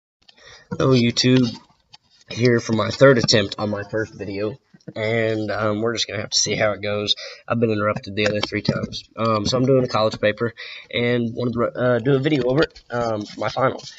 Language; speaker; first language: English; native; English